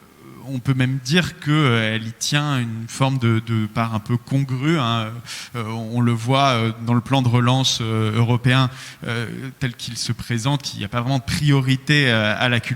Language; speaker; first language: French; native; French